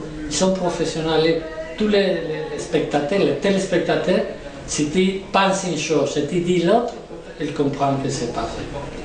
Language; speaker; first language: French; non-native, learner; Spanish